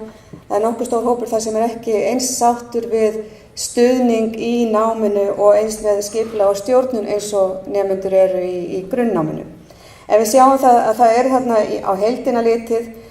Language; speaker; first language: Icelandic; native; Icelandic